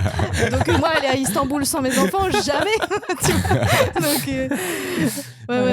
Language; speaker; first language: French; native; French